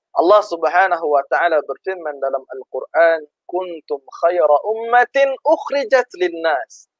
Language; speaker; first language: Malay; native; Malay